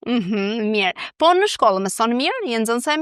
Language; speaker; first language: Albanian; native; Albanian